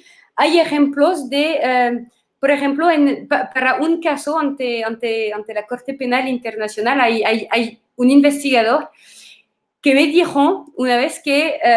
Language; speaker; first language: Spanish; non-native, fluent; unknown